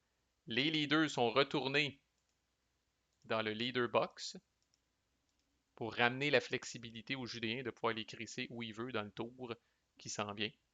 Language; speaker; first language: French; native; French